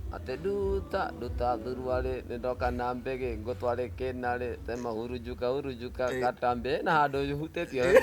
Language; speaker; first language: Kikuyu; non-native, local second language; Swahili